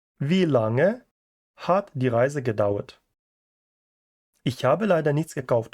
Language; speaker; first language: German; non-native, fluent; Ukrainian